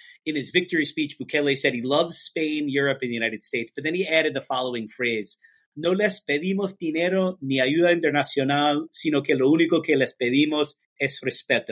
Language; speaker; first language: English; native; English